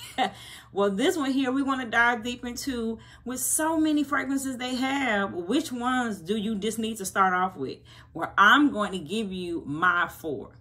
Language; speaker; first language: English; native; English